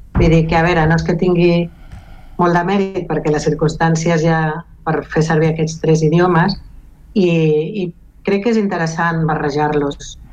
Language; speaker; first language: Catalan; non-native, local second language; Galician